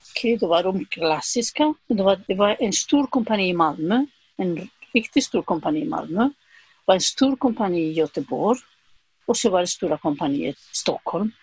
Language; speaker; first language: Swedish; non-native, fluent; Spanish